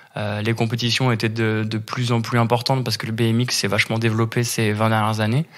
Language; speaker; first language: French; native; French